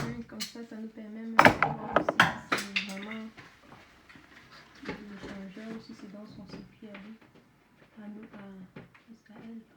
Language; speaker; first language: French; native; French